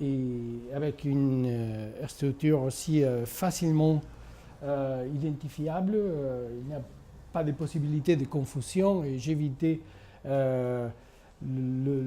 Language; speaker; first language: French; non-native, fluent; Spanish